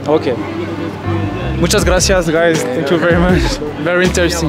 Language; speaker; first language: English; non-native, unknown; French